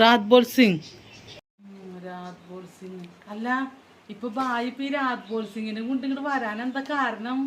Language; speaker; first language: Malayalam; native; Malayalam